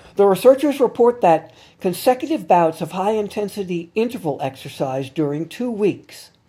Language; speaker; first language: English; native; English